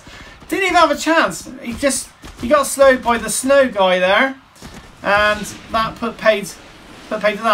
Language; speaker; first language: English; native; English